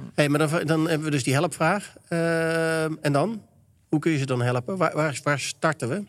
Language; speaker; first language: Dutch; native; Dutch